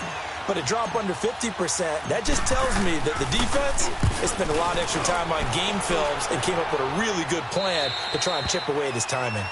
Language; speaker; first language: English; native; English